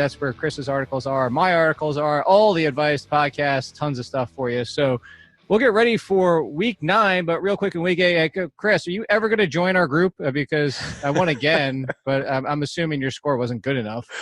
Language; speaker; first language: English; native; English